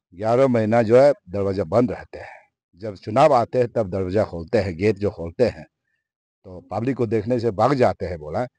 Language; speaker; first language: Hindi; non-native, local second language; Nyishi